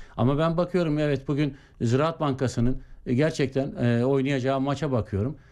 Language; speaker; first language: Turkish; native; Turkish